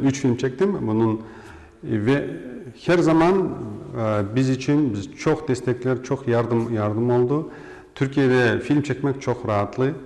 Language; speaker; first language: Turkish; non-native, learner; Kyrgyz